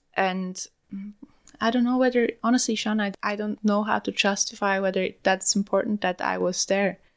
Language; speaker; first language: English; non-native, fluent; German